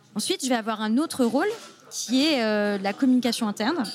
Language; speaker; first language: French; native; French